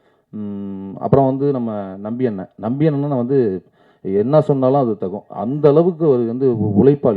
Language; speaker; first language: Tamil; native; Tamil